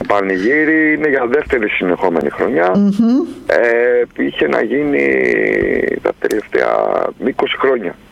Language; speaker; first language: Greek; native; Greek